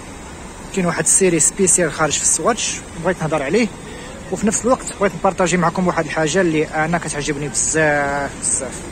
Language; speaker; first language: Arabic; native; Arabic